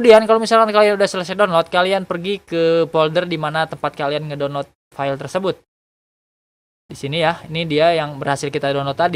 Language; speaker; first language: Indonesian; native; Indonesian